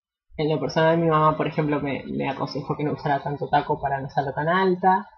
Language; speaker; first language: Spanish; native; Spanish